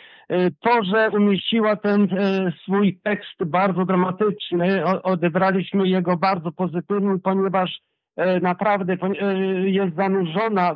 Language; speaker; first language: Polish; early bilingual, heritage; Polish